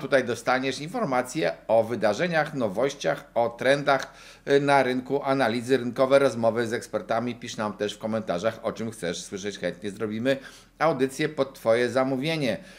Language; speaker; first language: Polish; native; Polish